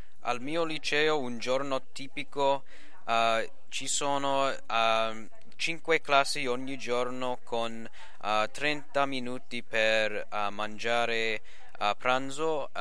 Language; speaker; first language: Italian; non-native, learner; English